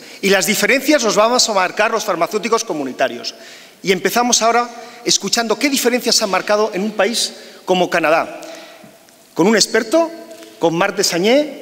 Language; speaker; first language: Spanish; native; Spanish